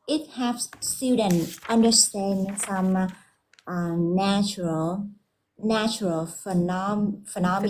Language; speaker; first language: English; non-native, learner; Vietnamese